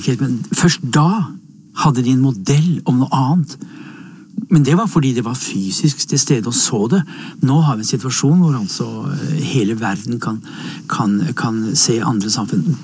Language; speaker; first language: Norwegian; native; Norwegian